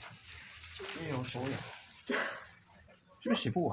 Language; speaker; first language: Chinese; native; Chinese